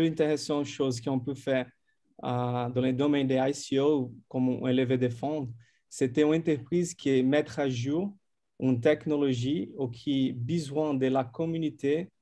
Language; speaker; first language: French; non-native, fluent; Portuguese